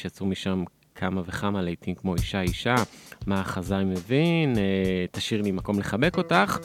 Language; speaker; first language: Hebrew; native; Hebrew